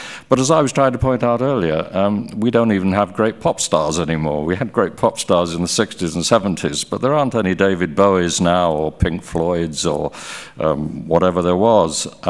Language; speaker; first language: English; native; English